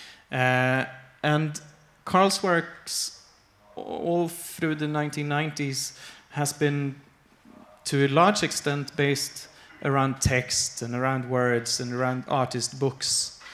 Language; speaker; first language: English; non-native, fluent; Swedish